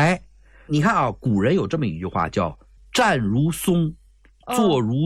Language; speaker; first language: Chinese; native; Chinese